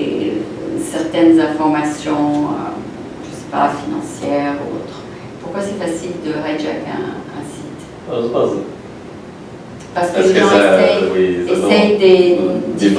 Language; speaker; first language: French; non-native, fluent; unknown